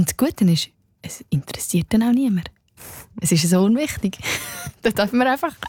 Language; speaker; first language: German; native; German